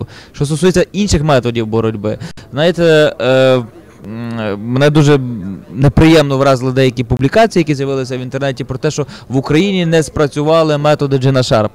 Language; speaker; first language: Ukrainian; native; Ukrainian